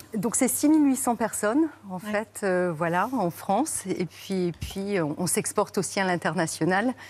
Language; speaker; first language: French; native; French